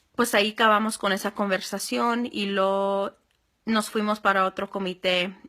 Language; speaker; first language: Spanish; early bilingual, heritage; Spanish